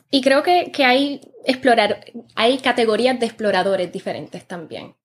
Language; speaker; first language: Spanish; early bilingual, heritage; Spanish